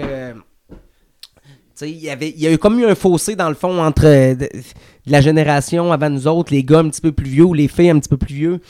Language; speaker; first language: French; native; French